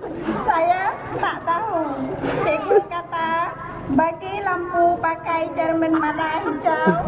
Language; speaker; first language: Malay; non-native, learner; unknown